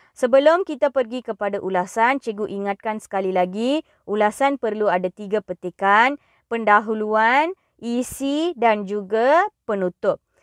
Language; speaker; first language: Malay; non-native, local second language; Tamil